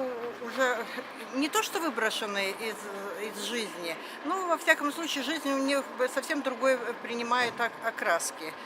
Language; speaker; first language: Russian; native; Russian